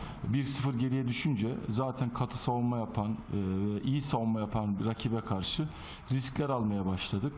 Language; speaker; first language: Turkish; native; Turkish